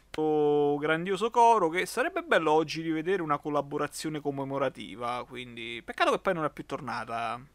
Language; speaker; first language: Italian; native; Italian